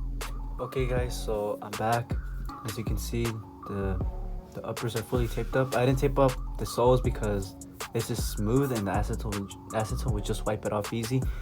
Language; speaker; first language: English; native; English